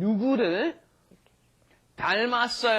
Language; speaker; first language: Korean; non-native, fluent; English